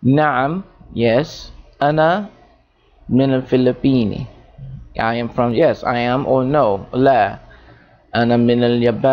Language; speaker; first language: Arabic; non-native, fluent; English